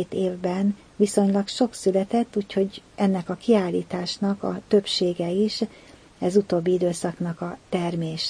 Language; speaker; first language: Hungarian; native; Hungarian